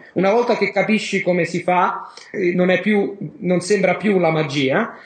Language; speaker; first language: Italian; native; Italian